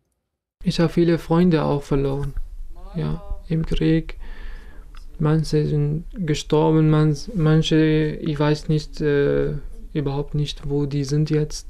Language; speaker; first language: German; non-native, fluent; Kurdish